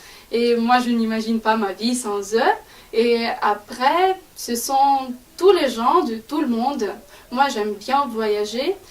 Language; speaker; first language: French; non-native, fluent; Ukrainian